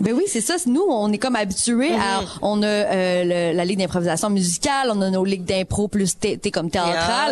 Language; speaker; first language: French; native; French